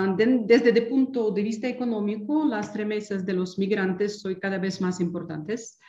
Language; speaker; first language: Spanish; non-native, fluent; Ukrainian